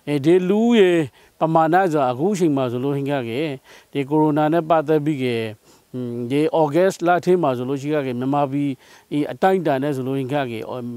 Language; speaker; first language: Burmese; native; Burmese